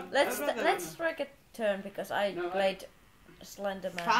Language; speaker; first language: English; non-native, fluent; Finnish